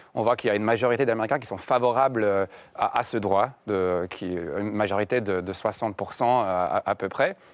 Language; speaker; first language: French; non-native, fluent; English